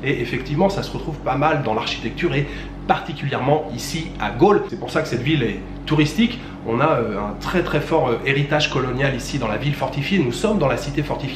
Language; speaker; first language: French; native; French